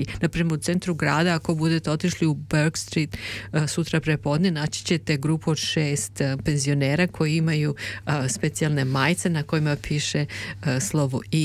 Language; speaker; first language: Serbian; native; Serbian